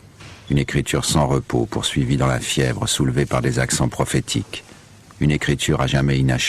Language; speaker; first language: French; native; French